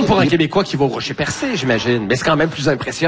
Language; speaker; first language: French; native; French